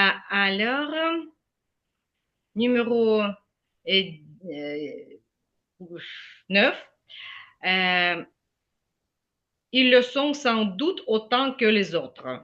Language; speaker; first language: French; non-native, fluent; Ukrainian